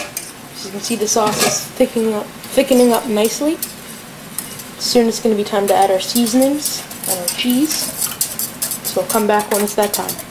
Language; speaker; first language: English; native; English